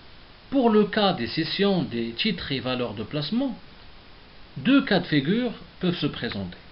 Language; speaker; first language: French; non-native, local second language; Arabic